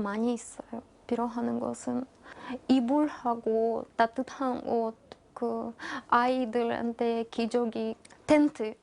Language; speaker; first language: Korean; non-native, learner; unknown